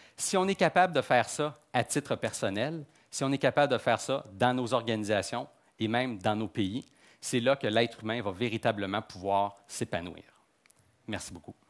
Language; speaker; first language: French; native; French